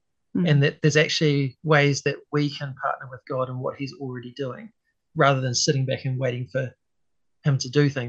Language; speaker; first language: English; native; English